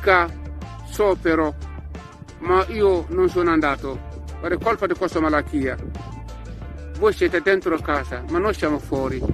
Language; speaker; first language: Italian; non-native, learner; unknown